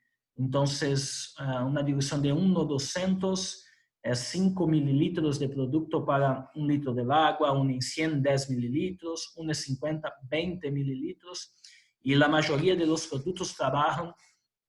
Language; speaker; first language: Spanish; non-native, fluent; Portuguese